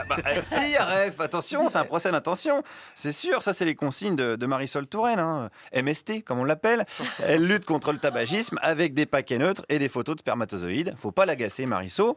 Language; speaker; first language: French; native; French